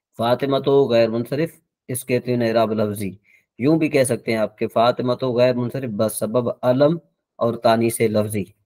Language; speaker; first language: Urdu; native; Urdu